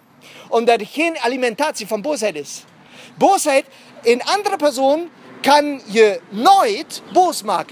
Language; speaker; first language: Dutch; non-native, fluent; German